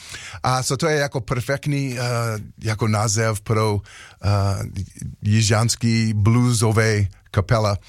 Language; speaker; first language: Slovak; non-native, learner; English